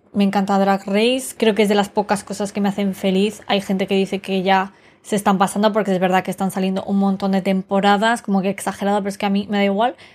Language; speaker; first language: Spanish; early bilingual, other home language; Romanian